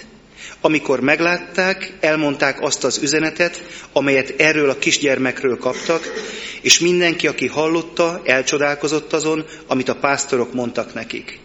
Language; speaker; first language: Hungarian; native; Hungarian